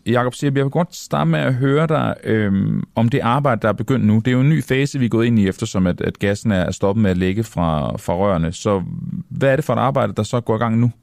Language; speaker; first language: Danish; native; Danish